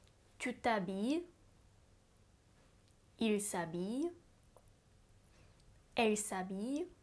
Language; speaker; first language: French; non-native, fluent; Japanese